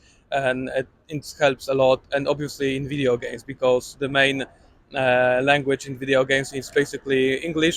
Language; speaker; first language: English; non-native, fluent; Polish